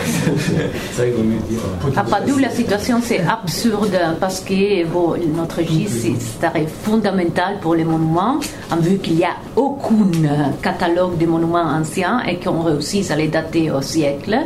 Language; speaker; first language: French; non-native, fluent; Italian